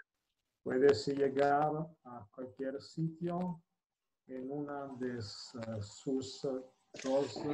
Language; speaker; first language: Spanish; non-native, learner; Italian